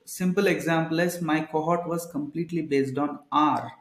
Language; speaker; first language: English; non-native, local second language; Telugu